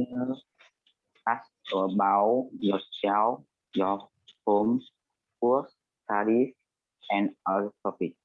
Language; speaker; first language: English; non-native, learner; Vietnamese